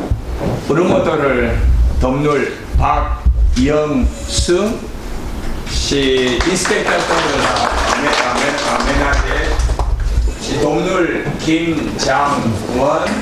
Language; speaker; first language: Romanian; non-native, learner; Korean